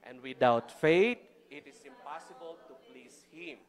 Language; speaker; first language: English; non-native, local second language; Filipino